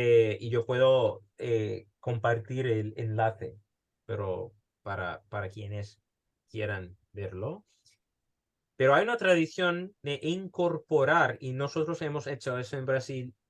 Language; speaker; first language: Spanish; early bilingual, heritage; Spanish